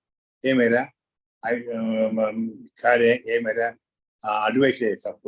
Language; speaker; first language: Hindi; non-native, local second language; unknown